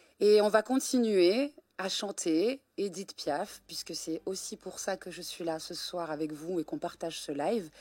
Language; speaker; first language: French; native; French